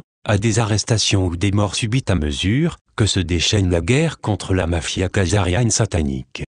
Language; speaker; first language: French; native; French